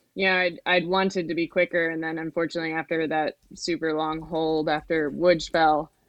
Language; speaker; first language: English; native; English